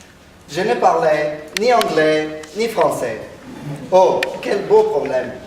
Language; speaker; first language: French; non-native, learner; Spanish